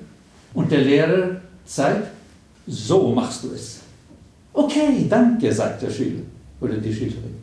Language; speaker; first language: German; non-native, fluent; Swedish